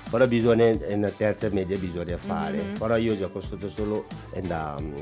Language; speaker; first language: Italian; non-native, learner; Nepali